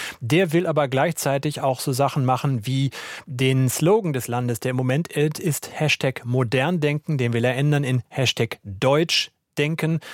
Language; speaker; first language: German; native; German